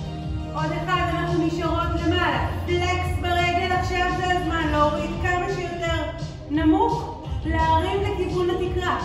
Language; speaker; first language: Hebrew; native; Hebrew